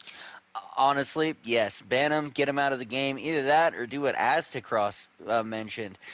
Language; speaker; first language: English; native; English